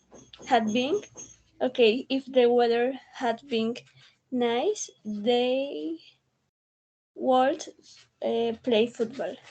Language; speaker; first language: English; non-native, learner; Spanish